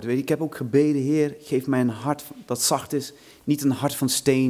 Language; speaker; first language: Dutch; non-native, fluent; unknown